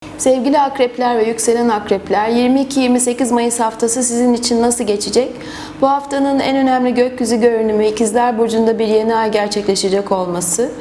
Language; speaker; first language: Turkish; native; Turkish